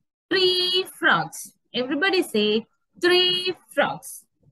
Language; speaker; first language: English; non-native, local second language; Sinhala